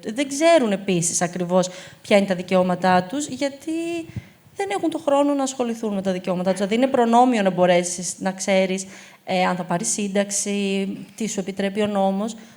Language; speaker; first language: Greek; early bilingual, other home language; Albanian